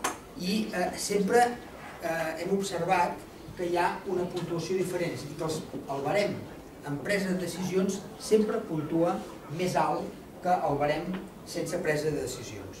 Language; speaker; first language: Catalan; native; Catalan